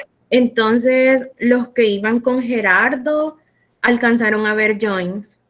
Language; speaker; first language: Spanish; native; Spanish